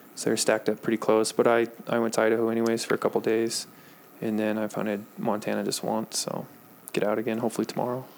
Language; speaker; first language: English; native; English